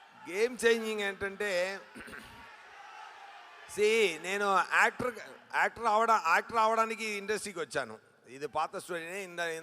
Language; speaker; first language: Telugu; non-native, learner; Tamil